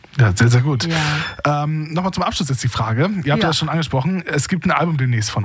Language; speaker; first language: German; native; German